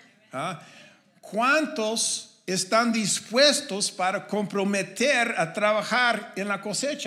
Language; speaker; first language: Spanish; non-native, learner; English